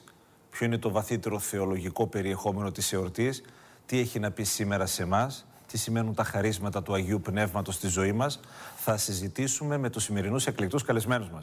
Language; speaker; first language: Greek; native; Greek